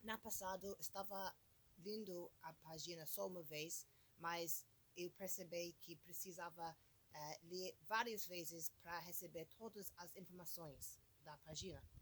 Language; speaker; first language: Portuguese; non-native, learner; English